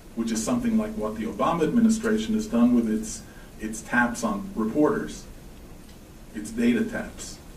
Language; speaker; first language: English; native; English